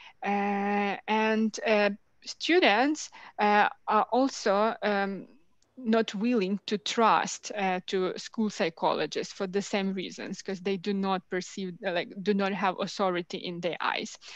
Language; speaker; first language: English; non-native, fluent; Ukrainian